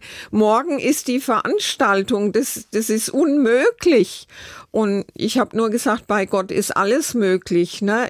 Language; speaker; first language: German; native; German